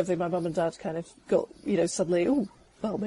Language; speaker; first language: English; native; English